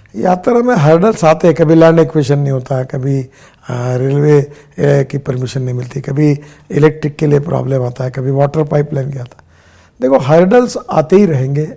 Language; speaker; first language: Hindi; non-native, local second language; Marathi